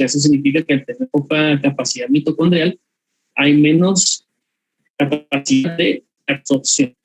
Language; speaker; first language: Spanish; native; Spanish